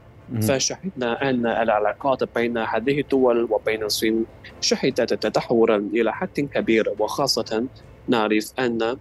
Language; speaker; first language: Arabic; non-native, fluent; Chinese